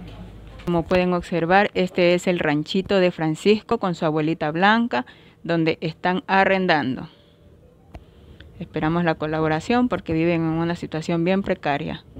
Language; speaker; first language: Spanish; native; Spanish